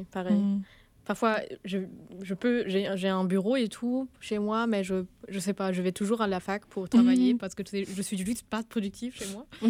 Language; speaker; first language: French; non-native, fluent; German